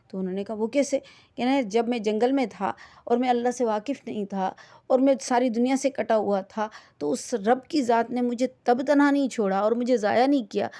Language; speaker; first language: Urdu; non-native, local second language; Sindhi